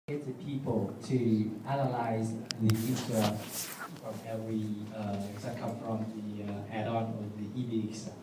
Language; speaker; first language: English; non-native, learner; Vietnamese